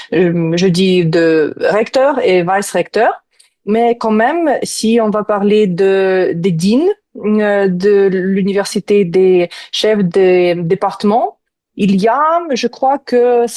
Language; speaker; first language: French; non-native, fluent; Ukrainian